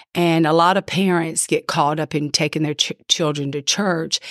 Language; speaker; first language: English; native; English